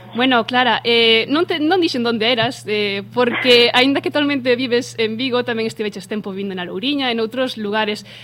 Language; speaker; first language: Galician; native; Galician